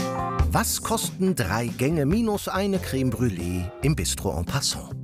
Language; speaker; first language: German; native; German